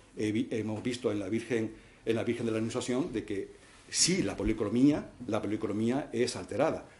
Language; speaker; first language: Spanish; native; Spanish